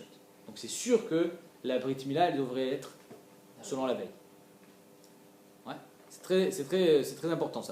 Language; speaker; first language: French; native; French